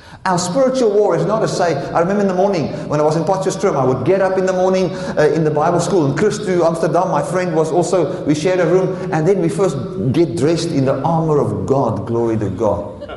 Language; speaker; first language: English; non-native, local second language; Afrikaans